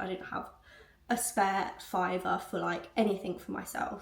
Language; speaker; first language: English; native; English